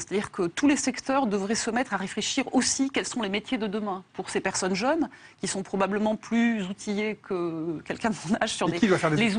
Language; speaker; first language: French; native; French